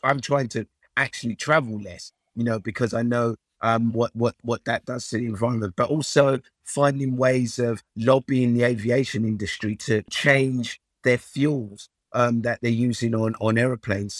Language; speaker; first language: English; early bilingual, other home language; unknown